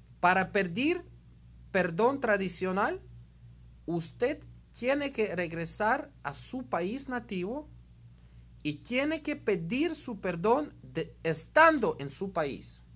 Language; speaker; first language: Spanish; non-native, fluent; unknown